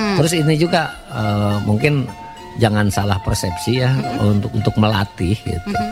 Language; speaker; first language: Indonesian; native; Indonesian